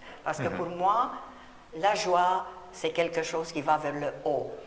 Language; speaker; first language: French; non-native, fluent; Romanian